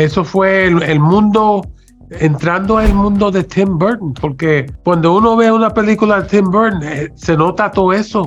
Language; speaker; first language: Spanish; early bilingual, heritage; Spanish